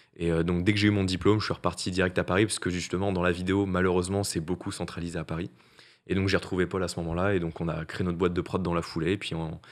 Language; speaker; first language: French; native; French